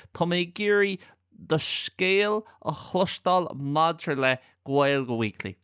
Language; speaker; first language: Irish; non-native, local second language; English